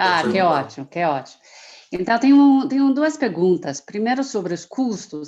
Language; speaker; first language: Portuguese; non-native, fluent; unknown